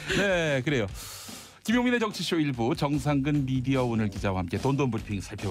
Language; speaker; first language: Korean; native; Korean